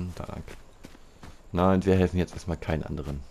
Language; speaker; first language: German; native; German